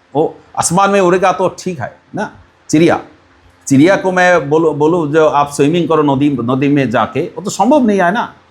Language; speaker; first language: Hindi; non-native, local second language; Bangla